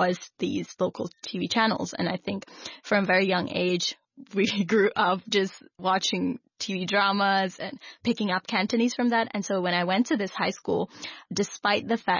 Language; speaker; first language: English; non-native, local second language; Urdu